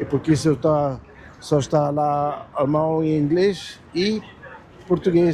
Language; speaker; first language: Portuguese; early bilingual, heritage; German